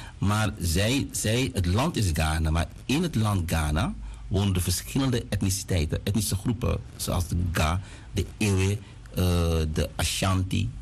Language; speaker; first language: Dutch; native; Dutch